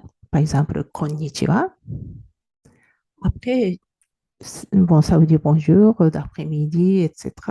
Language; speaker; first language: French; non-native, fluent; Japanese